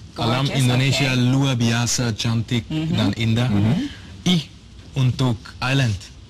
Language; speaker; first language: Indonesian; non-native, learner; German